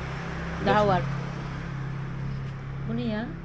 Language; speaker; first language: Turkish; non-native, learner; Filipino